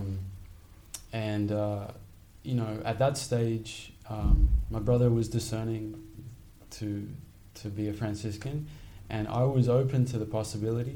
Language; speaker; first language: English; native; English